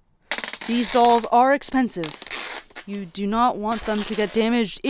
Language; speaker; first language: English; native; English